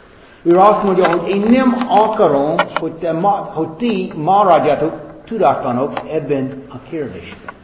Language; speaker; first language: Hungarian; non-native, fluent; English